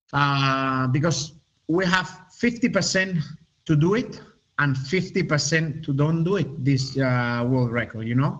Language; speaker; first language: English; non-native, learner; Spanish